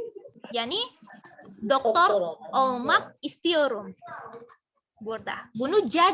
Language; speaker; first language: Turkish; non-native, fluent; Indonesian